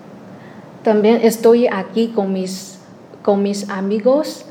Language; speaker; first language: Spanish; non-native, learner; Chinese